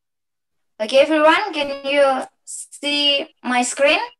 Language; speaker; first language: English; non-native, learner; Indonesian